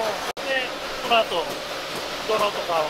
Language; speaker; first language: Japanese; native; Japanese